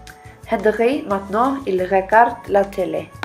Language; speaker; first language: French; non-native, learner; Icelandic